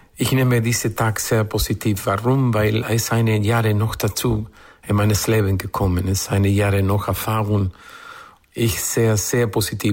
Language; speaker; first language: German; non-native, fluent; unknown